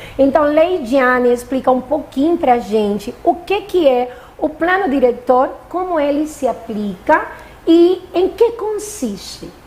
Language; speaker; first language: Portuguese; non-native, fluent; Spanish